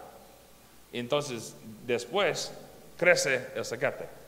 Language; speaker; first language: Spanish; non-native, learner; English